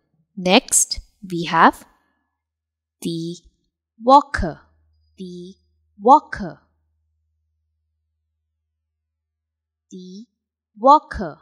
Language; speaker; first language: German; non-native, fluent; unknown